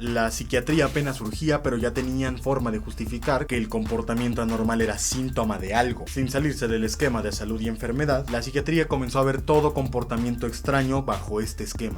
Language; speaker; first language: Spanish; native; Spanish